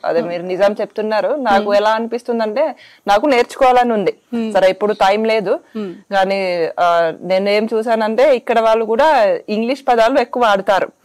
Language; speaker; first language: Telugu; non-native, fluent; Finnish